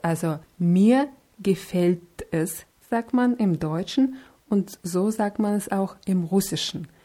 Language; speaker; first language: German; non-native, fluent; Russian